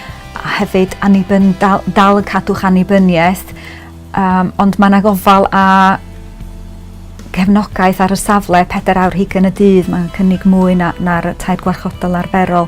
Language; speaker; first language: Welsh; native; Welsh